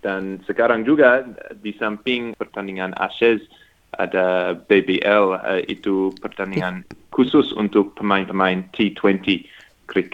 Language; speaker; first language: Indonesian; non-native, fluent; English